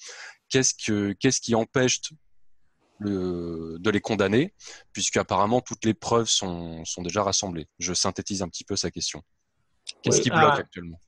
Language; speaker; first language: French; native; French